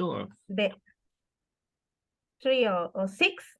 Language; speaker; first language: English; non-native, learner; Spanish